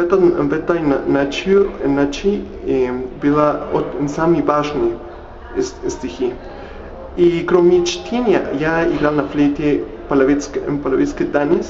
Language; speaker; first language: Russian; non-native, learner; Spanish